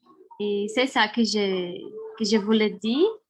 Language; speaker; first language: French; non-native, fluent; Portuguese